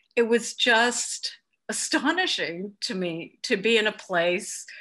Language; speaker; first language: English; native; English